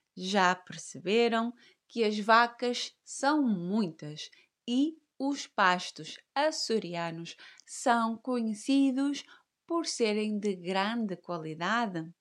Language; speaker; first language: Portuguese; native; Portuguese